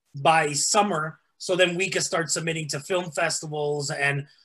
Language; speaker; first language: English; early bilingual, other home language; Spanish